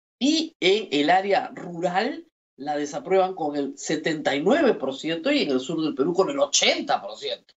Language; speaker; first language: Spanish; native; Spanish